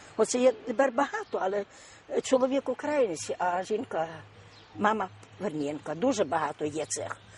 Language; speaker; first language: Ukrainian; native; Ukrainian